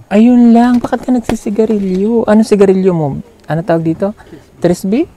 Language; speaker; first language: Filipino; non-native, local second language; Cebuano